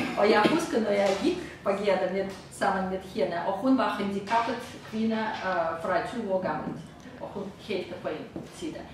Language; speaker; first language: Danish; non-native, fluent; Russian